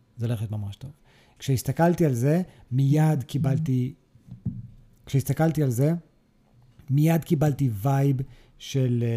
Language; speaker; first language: Hebrew; early bilingual, other home language; English